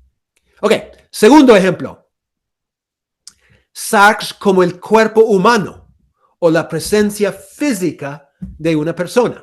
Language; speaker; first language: Spanish; non-native, fluent; English